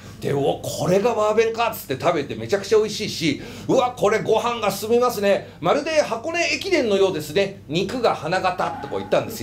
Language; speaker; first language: Japanese; native; Japanese